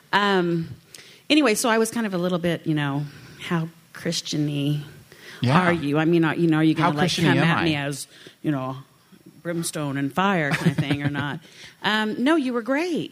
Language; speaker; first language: English; native; English